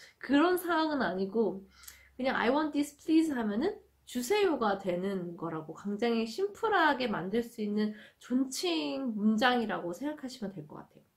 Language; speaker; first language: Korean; native; Korean